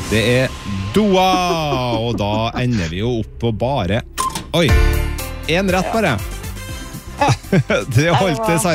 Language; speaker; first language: Norwegian; native; Norwegian